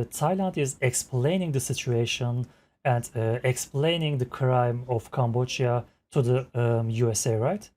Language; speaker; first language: English; non-native, fluent; Turkish